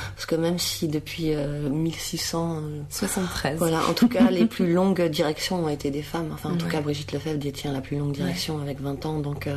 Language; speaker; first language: French; native; French